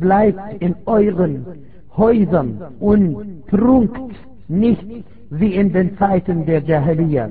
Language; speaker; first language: German; non-native, fluent; Arabic